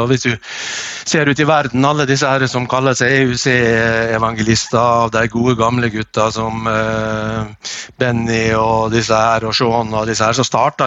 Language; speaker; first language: Norwegian; native; Norwegian